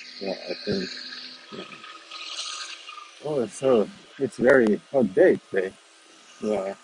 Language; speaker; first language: English; non-native, fluent; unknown